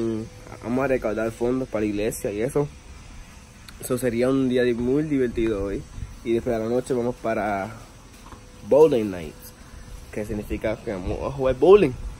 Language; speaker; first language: Spanish; early bilingual, heritage; English